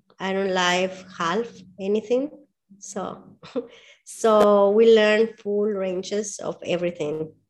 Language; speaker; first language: English; non-native, fluent; Spanish